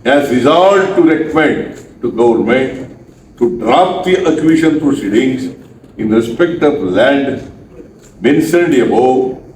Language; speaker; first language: English; non-native, local second language; Kannada